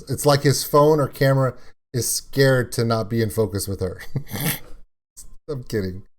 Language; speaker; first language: English; native; English